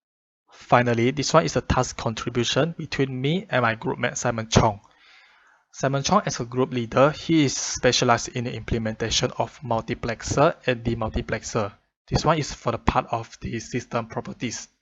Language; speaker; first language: English; non-native, fluent; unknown